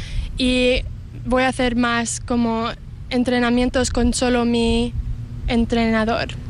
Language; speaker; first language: Spanish; early bilingual, heritage; Spanish